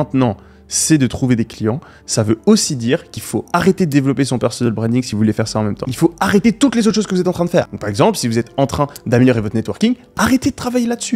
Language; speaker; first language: French; native; French